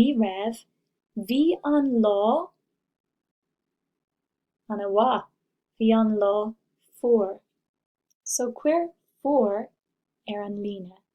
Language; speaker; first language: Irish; non-native, local second language; English